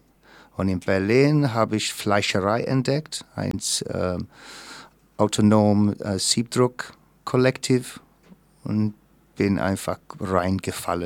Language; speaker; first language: German; non-native, fluent; English